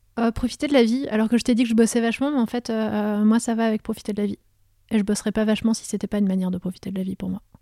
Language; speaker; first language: French; native; French